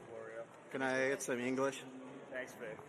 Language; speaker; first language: English; native; English